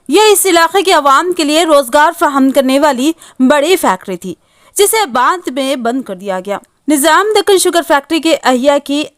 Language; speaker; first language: Hindi; non-native, local second language; Urdu